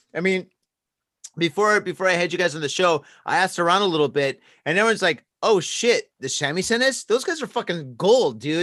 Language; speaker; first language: English; native; English